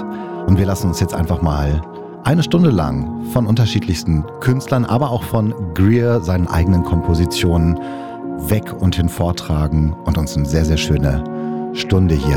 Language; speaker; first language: German; native; German